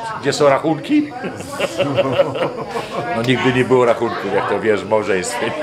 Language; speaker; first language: Polish; early bilingual, heritage; Polish